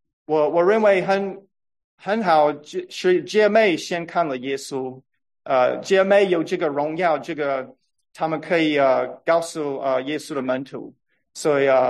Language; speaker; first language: Chinese; non-native, fluent; English